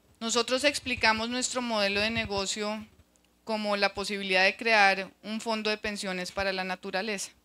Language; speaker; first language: Spanish; native; Spanish